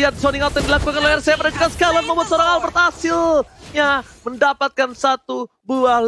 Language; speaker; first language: Indonesian; native; Indonesian